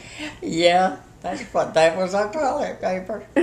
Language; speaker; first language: English; native; English